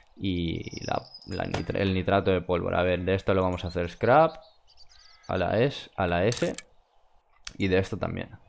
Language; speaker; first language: Spanish; non-native, fluent; Russian